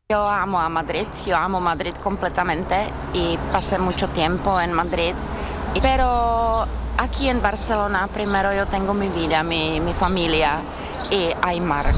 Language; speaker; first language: Spanish; non-native, fluent; Czech